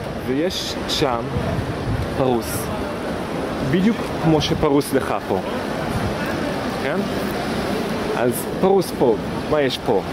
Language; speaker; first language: Hebrew; non-native, fluent; English